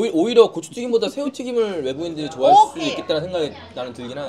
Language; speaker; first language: Korean; native; Korean